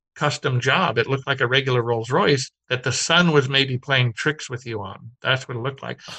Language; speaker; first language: English; native; English